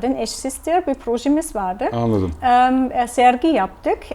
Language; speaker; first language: Turkish; non-native, fluent; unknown